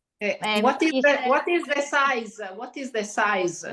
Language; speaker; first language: English; non-native, learner; Italian